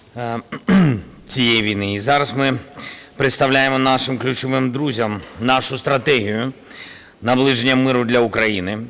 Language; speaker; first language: Ukrainian; non-native, local second language; Russian